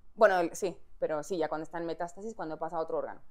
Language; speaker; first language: Spanish; native; Spanish